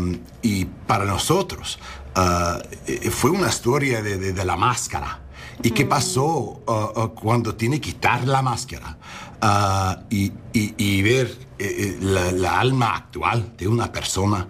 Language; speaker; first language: Spanish; non-native, learner; English